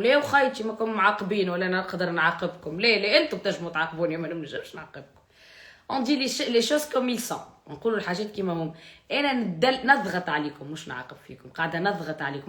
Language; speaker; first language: Arabic; native; Arabic